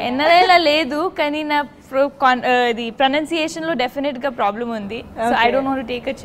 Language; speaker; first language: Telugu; non-native, local second language; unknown